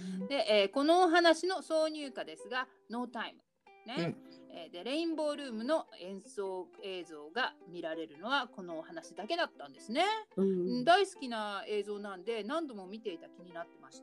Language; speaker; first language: Japanese; native; Japanese